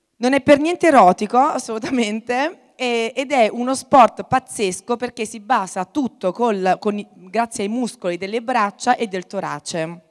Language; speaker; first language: Italian; native; Italian